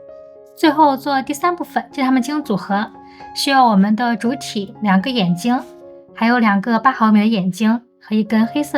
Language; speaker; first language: Chinese; native; Chinese